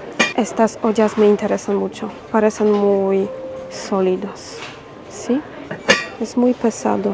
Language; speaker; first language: Spanish; non-native, fluent; Polish